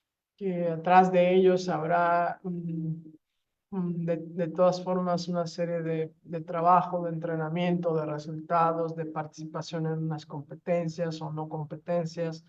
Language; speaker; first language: Spanish; native; Spanish